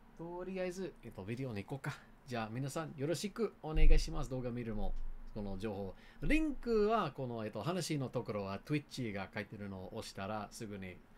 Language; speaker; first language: Japanese; non-native, learner; English